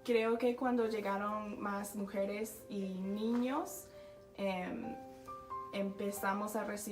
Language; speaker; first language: Spanish; non-native, fluent; English